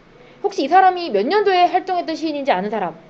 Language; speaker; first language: Korean; native; Korean